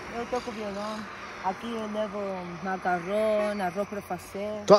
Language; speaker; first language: Portuguese; non-native, learner; Spanish